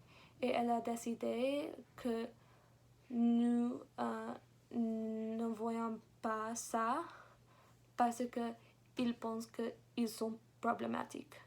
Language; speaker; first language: French; non-native, learner; English